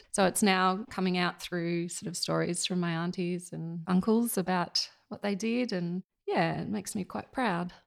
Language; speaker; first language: English; native; English